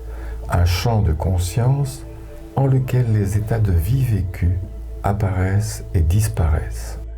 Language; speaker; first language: French; native; French